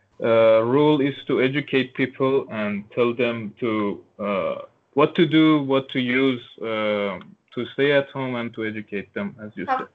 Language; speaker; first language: English; non-native, local second language; Turkish